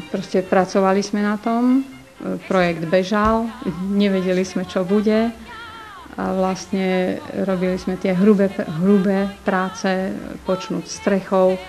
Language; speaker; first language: Slovak; native; Slovak